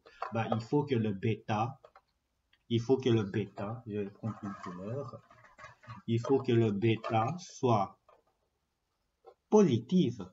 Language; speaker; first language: French; non-native, fluent; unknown